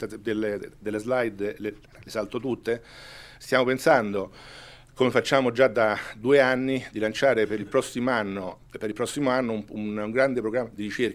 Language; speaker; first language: Italian; native; Italian